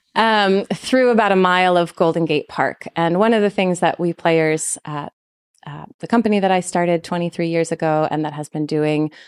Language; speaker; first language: English; native; English